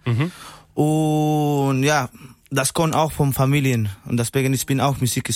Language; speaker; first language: German; non-native, learner; Spanish